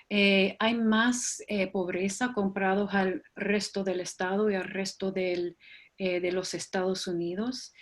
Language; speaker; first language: Spanish; non-native, fluent; English